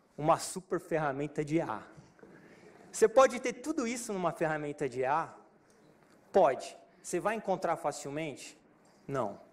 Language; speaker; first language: Portuguese; native; Portuguese